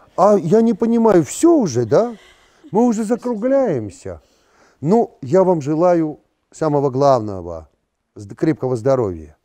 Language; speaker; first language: Russian; non-native, local second language; Georgian